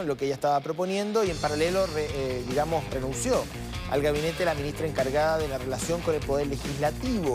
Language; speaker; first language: Spanish; native; Spanish